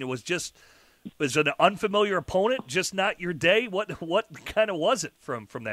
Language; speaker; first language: English; native; English